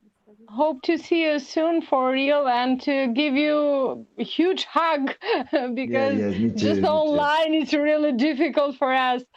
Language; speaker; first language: English; non-native, learner; Albanian